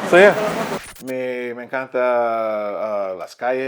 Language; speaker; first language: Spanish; non-native, learner; English